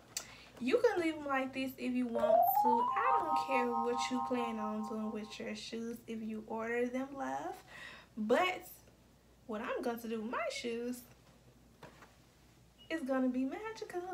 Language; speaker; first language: English; native; English